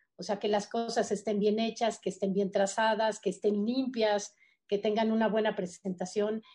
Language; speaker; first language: Spanish; native; Spanish